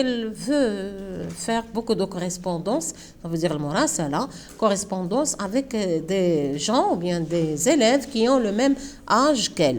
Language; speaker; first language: French; non-native, local second language; Arabic